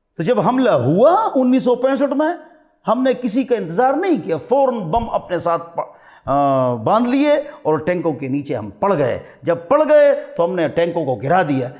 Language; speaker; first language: Urdu; non-native, local second language; Pashto